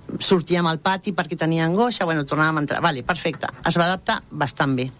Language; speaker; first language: Catalan; non-native, local second language; Spanish